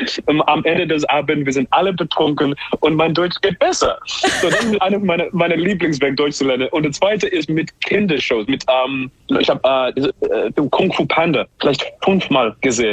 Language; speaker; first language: German; non-native, learner; English